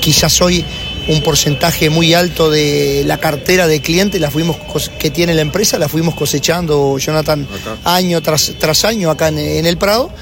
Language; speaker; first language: Spanish; native; Spanish